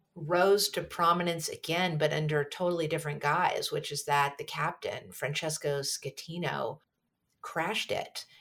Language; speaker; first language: English; native; English